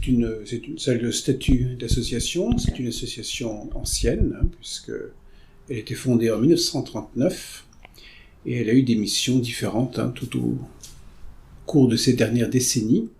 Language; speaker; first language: French; native; French